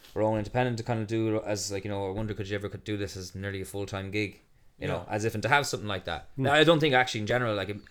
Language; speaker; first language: English; native; English